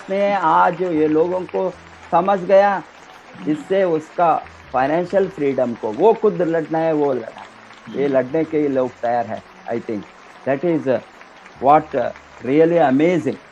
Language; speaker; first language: Hindi; non-native, local second language; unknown